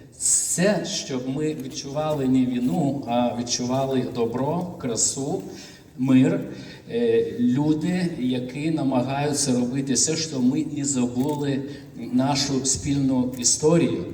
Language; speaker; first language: Ukrainian; non-native, fluent; Lithuanian